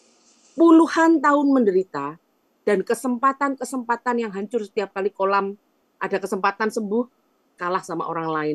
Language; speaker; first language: Indonesian; native; Indonesian